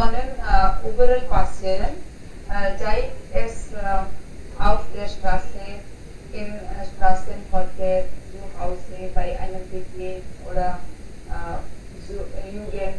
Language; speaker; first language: German; non-native, learner; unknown